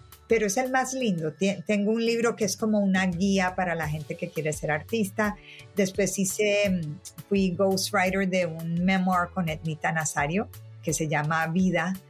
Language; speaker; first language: Spanish; native; Spanish